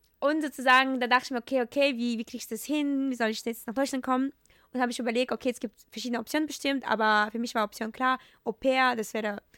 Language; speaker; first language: German; non-native, fluent; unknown